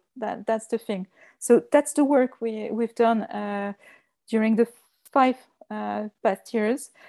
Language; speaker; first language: English; non-native, learner; French